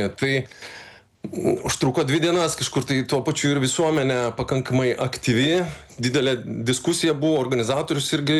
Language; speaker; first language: Lithuanian; native; Lithuanian